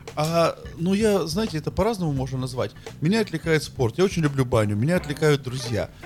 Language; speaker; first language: Russian; native; Russian